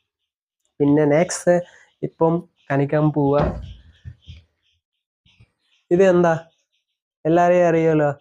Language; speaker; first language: Malayalam; non-native, learner; Assamese